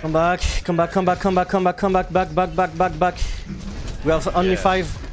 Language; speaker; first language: English; non-native, learner; French